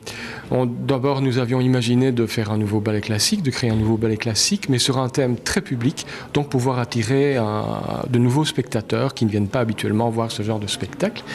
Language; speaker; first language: French; native; French